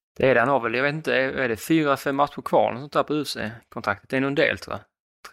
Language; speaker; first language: Swedish; native; Swedish